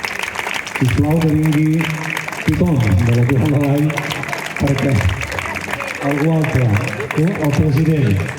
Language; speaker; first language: Catalan; native; Catalan